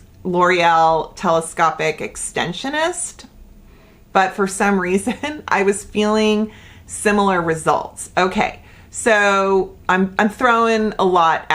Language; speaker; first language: English; native; English